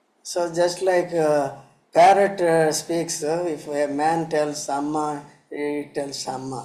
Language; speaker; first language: English; non-native, local second language; Telugu